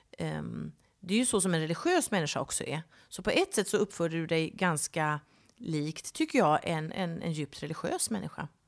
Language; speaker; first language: Swedish; native; Swedish